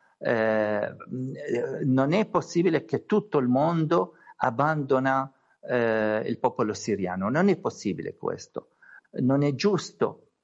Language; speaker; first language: Italian; non-native, learner; Arabic